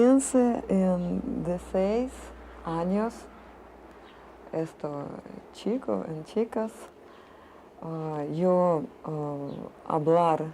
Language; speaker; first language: Spanish; non-native, learner; Russian